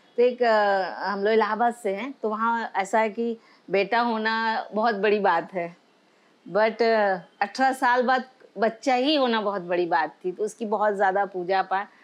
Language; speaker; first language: Hindi; native; Hindi